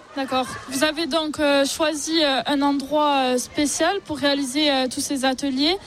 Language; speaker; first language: French; native; French